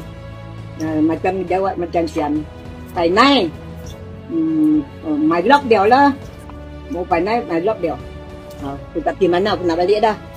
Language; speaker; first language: Malay; non-native, local second language; Min Nan Chinese